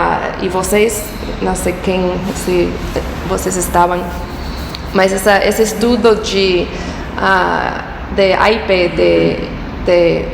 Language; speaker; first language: Portuguese; non-native, fluent; English